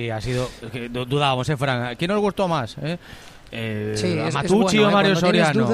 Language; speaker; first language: Spanish; native; Spanish